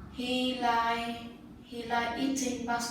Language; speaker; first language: English; non-native, learner; Vietnamese